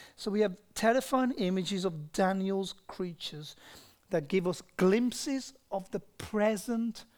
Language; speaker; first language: English; native; English